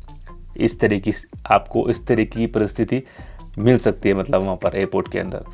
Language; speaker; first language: Hindi; native; Hindi